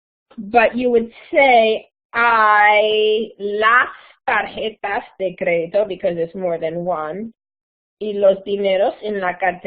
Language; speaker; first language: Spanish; non-native, fluent; English